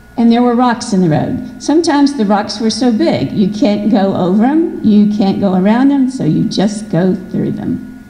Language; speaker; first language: English; native; English